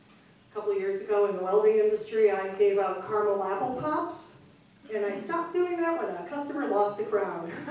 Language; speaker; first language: English; native; English